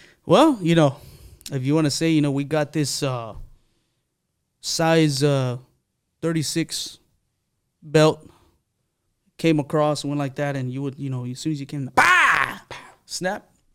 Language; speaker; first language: English; early bilingual, other home language; Spanish